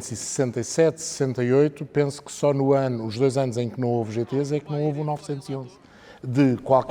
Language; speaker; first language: Portuguese; native; Portuguese